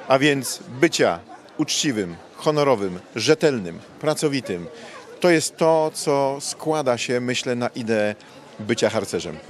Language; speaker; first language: Polish; native; Polish